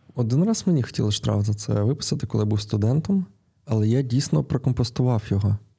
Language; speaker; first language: Ukrainian; non-native, local second language; Russian